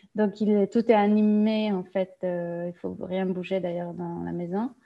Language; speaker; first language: French; non-native, fluent; Hebrew